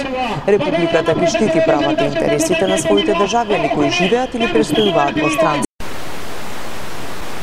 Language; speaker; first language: Macedonian; native; Macedonian